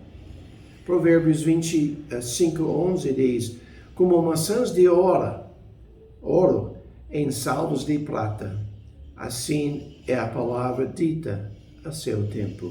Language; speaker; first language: Portuguese; non-native, fluent; English